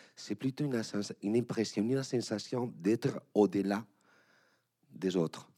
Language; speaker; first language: French; non-native, learner; Spanish